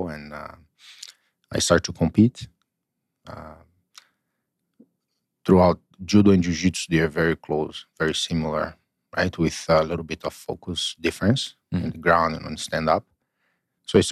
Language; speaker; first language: English; non-native, fluent; Portuguese